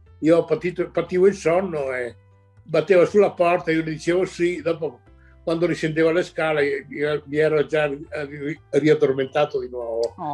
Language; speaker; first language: Italian; native; Italian